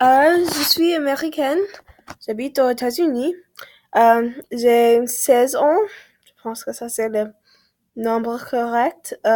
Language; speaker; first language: French; non-native, learner; English